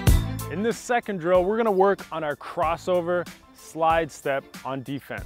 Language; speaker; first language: English; native; English